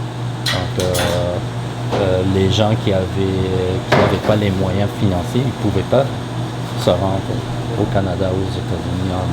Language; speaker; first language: French; non-native, fluent; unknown